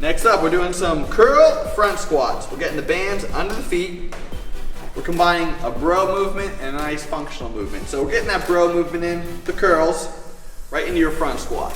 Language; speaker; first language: English; native; English